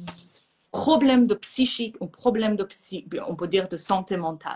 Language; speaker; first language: French; non-native, fluent; Persian